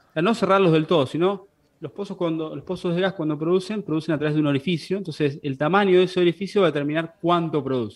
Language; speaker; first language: Spanish; native; Spanish